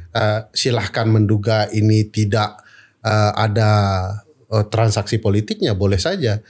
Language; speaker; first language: Indonesian; non-native, local second language; Minangkabau